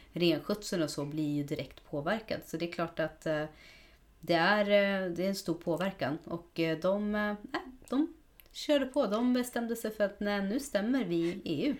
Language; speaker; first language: Swedish; native; Swedish